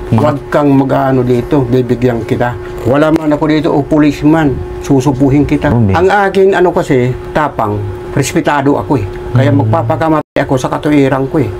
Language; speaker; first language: Filipino; native; Filipino